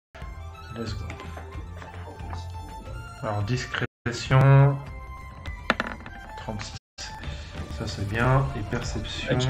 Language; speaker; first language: French; native; French